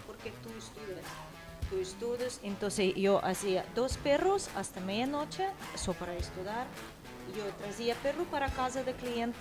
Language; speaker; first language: Spanish; non-native, learner; Portuguese